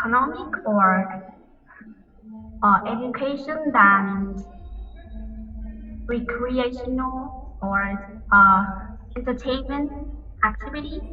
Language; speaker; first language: English; non-native, learner; Vietnamese